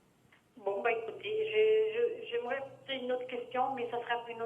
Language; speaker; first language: French; native; French